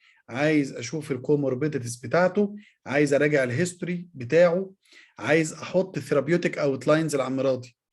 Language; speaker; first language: Arabic; native; Arabic